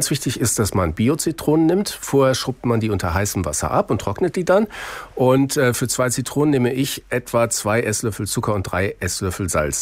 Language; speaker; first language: German; native; German